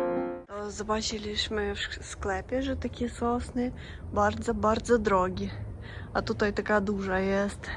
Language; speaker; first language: Polish; non-native, learner; Russian